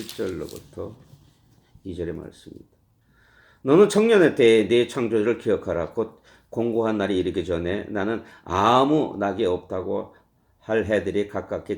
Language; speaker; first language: Korean; native; Korean